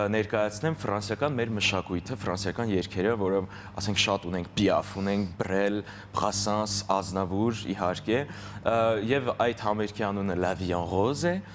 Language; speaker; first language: Armenian; early bilingual, heritage; Armenian